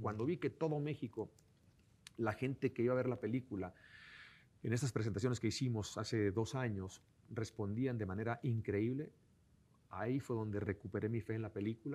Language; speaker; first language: Spanish; native; Spanish